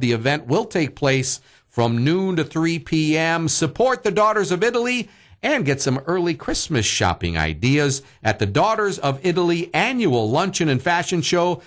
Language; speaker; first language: English; early bilingual, other home language; Italian